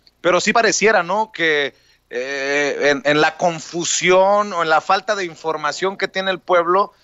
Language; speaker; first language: Spanish; native; Spanish